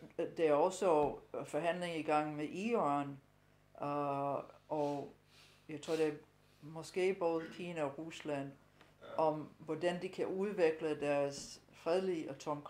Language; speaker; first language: Danish; non-native, fluent; English